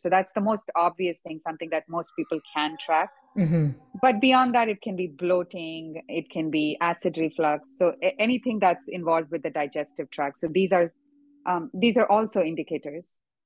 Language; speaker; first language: English; non-native, local second language; Tamil